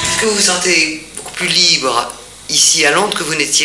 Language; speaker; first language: French; native; French